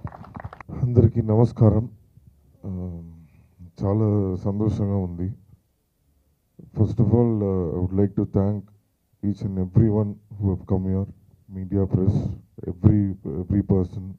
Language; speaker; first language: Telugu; non-native, learner; Tamil